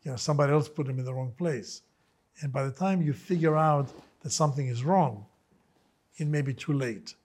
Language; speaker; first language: English; non-native, fluent; Greek